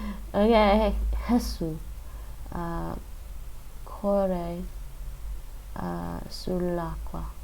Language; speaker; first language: Italian; non-native, learner; English